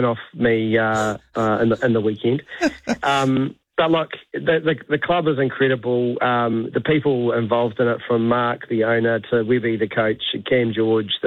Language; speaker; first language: English; native; English